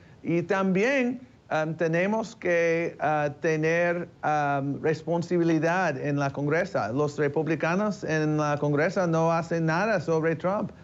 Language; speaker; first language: Spanish; early bilingual, heritage; English